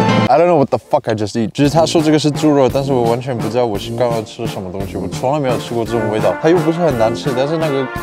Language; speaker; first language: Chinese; non-native, fluent; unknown